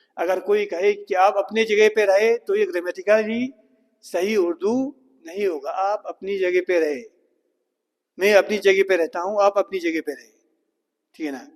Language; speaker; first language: Urdu; non-native, local second language; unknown